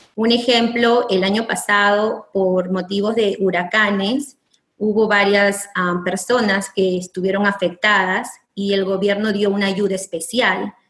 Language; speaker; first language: Spanish; native; Spanish